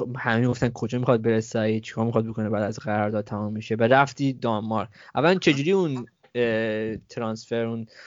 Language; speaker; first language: Persian; early bilingual, heritage; Persian